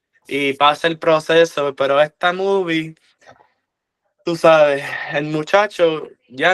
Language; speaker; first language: Spanish; early bilingual, heritage; Spanish